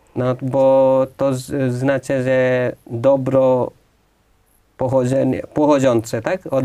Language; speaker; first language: Polish; non-native, fluent; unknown